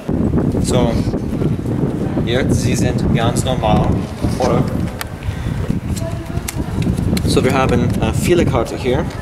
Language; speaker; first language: German; non-native, learner; English